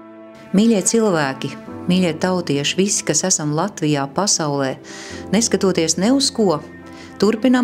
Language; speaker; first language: Latvian; native; Latvian